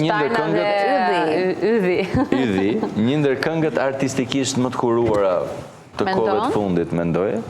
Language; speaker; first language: Albanian; native; Albanian